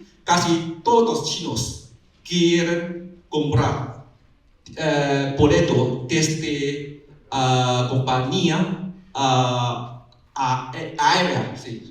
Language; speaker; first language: Spanish; non-native, learner; Chinese